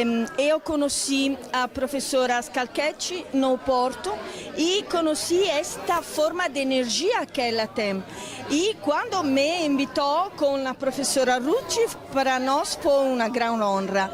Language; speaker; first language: Portuguese; non-native, fluent; Italian